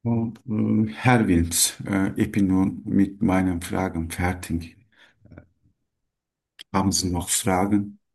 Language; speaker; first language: German; non-native, learner; Turkish